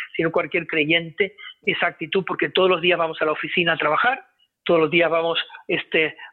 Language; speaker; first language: Spanish; native; Spanish